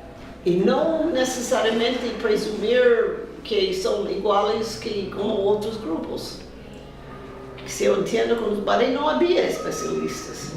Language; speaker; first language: Spanish; non-native, fluent; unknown